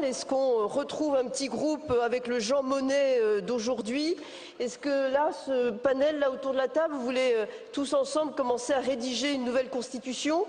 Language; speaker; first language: French; native; French